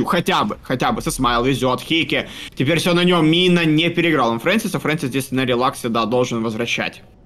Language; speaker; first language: Russian; native; Russian